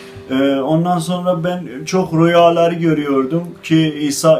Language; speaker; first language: Turkish; non-native, fluent; Azerbaijani